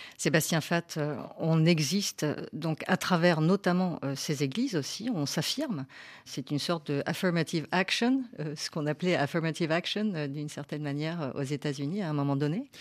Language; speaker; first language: French; native; French